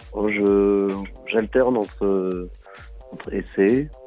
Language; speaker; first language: French; native; French